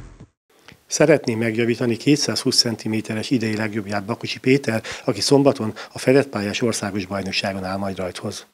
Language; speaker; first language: Hungarian; native; Hungarian